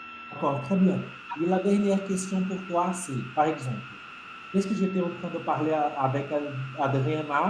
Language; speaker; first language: French; non-native, fluent; Portuguese